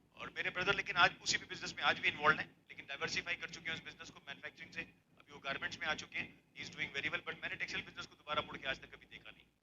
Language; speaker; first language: Hindi; native; Hindi